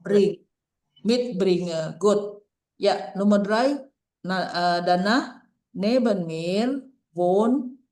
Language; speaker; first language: German; non-native, fluent; Indonesian